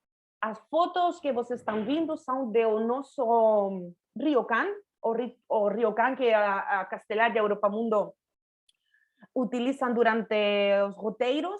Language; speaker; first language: Portuguese; non-native, fluent; Spanish